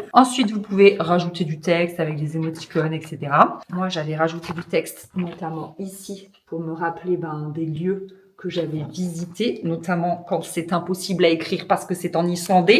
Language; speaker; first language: French; native; French